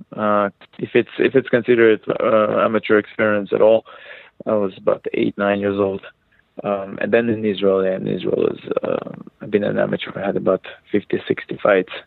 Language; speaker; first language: English; non-native, fluent; Hebrew